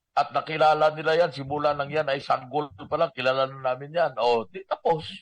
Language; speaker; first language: Filipino; native; Filipino